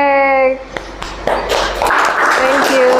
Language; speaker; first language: English; non-native, learner; Indonesian